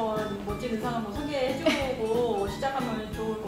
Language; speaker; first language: Korean; native; Korean